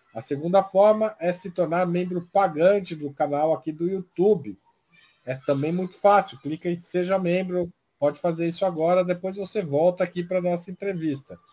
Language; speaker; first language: Spanish; non-native, learner; Portuguese